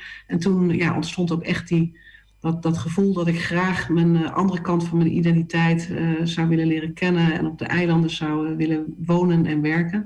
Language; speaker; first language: Dutch; native; Dutch